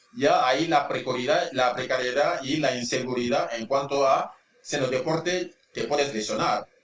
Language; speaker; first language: Spanish; non-native, fluent; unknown